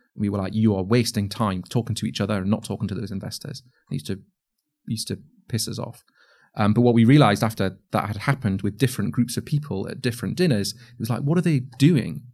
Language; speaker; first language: English; native; English